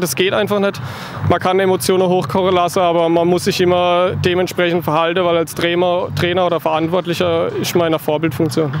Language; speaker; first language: German; native; German